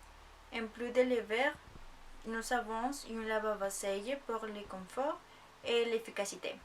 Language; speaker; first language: French; non-native, learner; Spanish